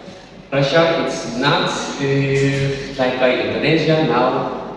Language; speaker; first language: English; non-native, learner; Turkish